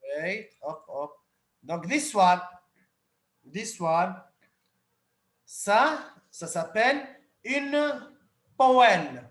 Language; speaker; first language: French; non-native, fluent; Arabic